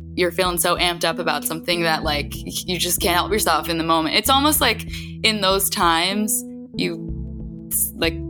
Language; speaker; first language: English; native; English